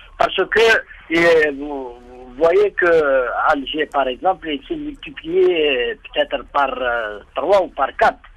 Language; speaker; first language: French; non-native, local second language; Arabic